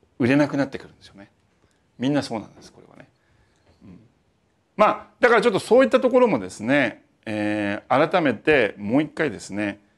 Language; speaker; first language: Japanese; native; Japanese